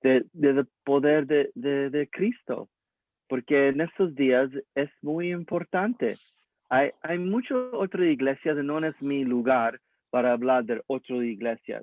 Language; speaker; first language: Spanish; early bilingual, heritage; English